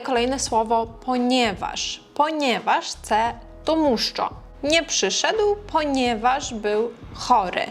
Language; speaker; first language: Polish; non-native, fluent; Ukrainian